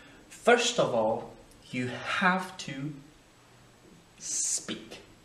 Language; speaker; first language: English; native; English